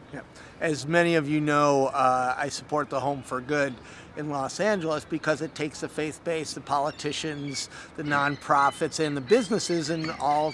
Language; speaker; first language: English; native; English